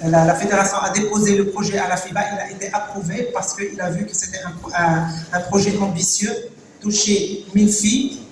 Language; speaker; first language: French; non-native, local second language; Arabic